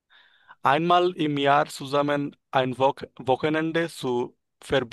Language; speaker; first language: German; non-native, learner; Bangla